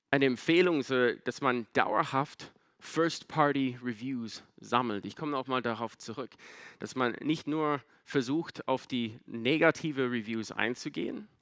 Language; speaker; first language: German; non-native, fluent; English